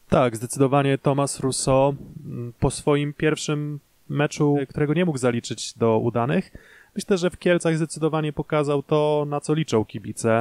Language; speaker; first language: Polish; native; Polish